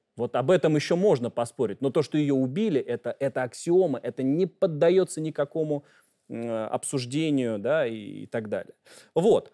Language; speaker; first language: Russian; native; Russian